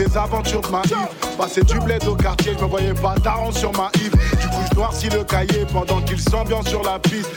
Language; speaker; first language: French; non-native, local second language; Lingala